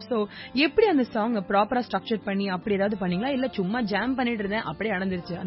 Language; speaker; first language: Tamil; native; Tamil